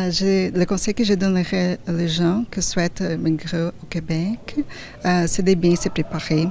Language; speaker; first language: French; non-native, fluent; Portuguese